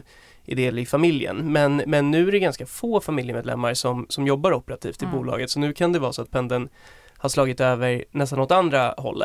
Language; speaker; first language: Swedish; native; Swedish